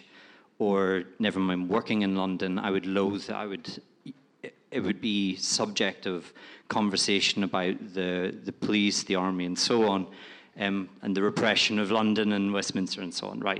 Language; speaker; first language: English; native; English